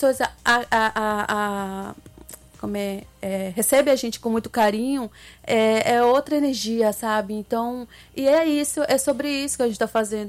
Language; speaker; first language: Portuguese; non-native, local second language; Ticuna